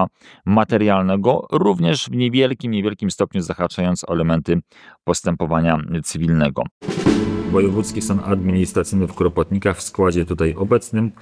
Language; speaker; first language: Polish; native; Polish